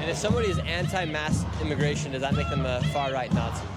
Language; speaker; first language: English; native; English